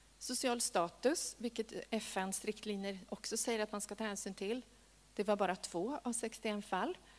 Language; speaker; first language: Swedish; native; Swedish